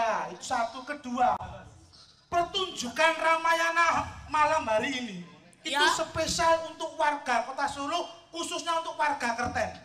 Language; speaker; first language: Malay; non-native, local second language; Javanese